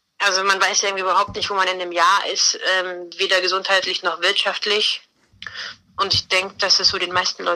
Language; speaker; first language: German; native; German